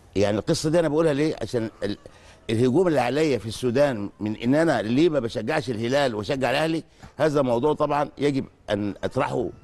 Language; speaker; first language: Arabic; native; Arabic